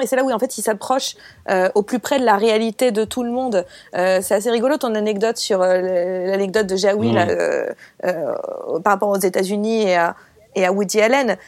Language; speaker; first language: French; native; French